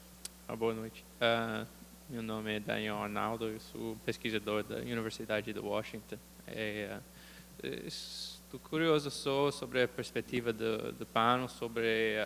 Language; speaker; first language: Portuguese; non-native, fluent; English